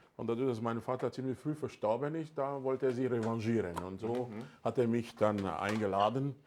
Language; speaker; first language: German; non-native, fluent; Ewe